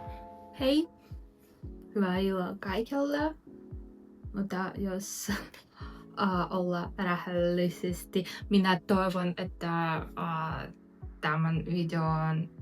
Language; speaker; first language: Finnish; non-native, learner; Russian